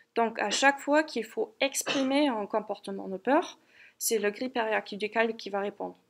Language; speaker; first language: French; non-native, fluent; German